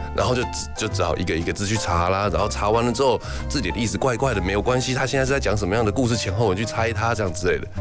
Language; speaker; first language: Chinese; native; Chinese